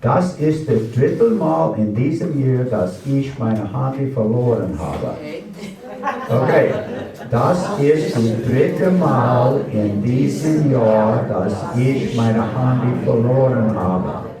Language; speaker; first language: German; non-native, learner; English